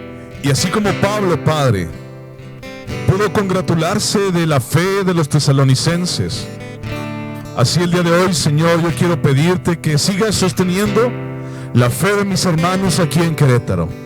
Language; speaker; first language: Spanish; native; Spanish